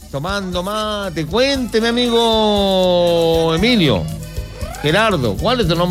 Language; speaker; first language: Spanish; native; Spanish